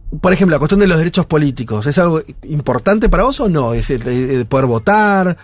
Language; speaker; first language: Spanish; native; Spanish